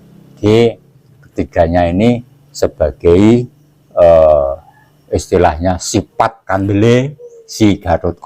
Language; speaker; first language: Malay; non-native, local second language; Javanese